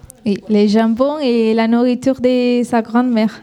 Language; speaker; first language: French; non-native, fluent; Spanish